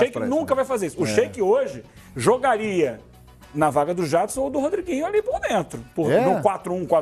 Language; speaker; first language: Portuguese; native; Portuguese